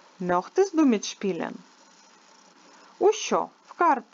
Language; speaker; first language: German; non-native, fluent; Ukrainian